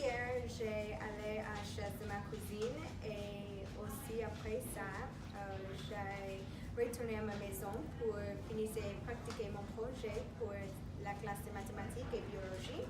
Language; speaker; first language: French; non-native, learner; English